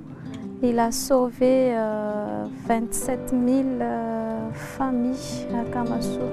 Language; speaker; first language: French; non-native, local second language; Malagasy